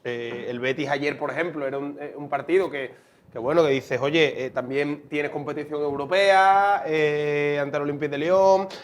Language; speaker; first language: Spanish; native; Spanish